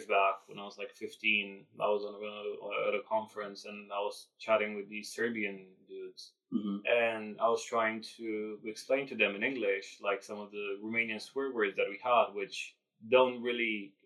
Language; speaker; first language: English; non-native, fluent; Romanian